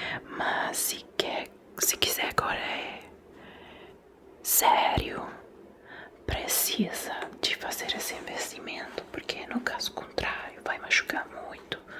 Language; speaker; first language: Portuguese; non-native, fluent; Italian